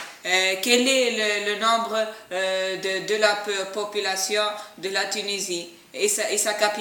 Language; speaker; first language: French; non-native, learner; Arabic